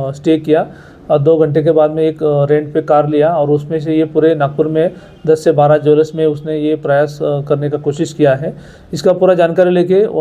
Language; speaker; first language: Hindi; non-native, local second language; Marathi